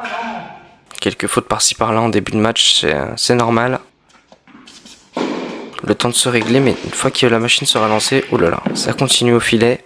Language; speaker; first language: French; native; French